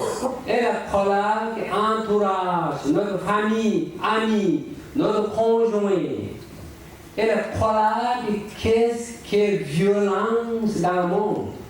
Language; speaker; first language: French; non-native, learner; Tibetan